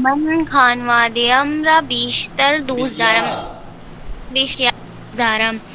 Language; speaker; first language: Persian; non-native, learner; Urdu